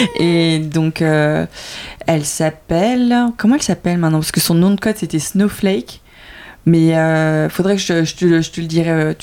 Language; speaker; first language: French; early bilingual, other home language; Vietnamese